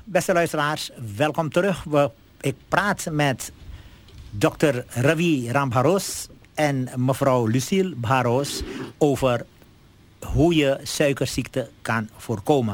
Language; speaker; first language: Dutch; native; Dutch